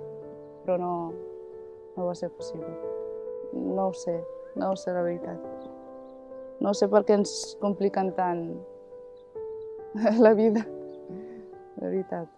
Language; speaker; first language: Catalan; early bilingual, other home language; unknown